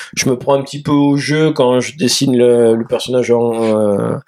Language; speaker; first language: French; native; French